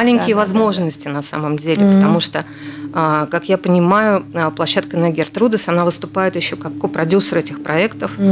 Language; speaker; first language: Russian; native; Russian